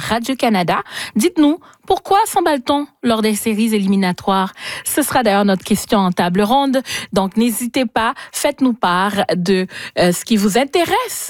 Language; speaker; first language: French; native; French